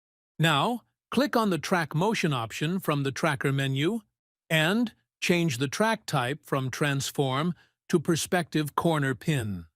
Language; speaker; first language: English; non-native, local second language; Bangla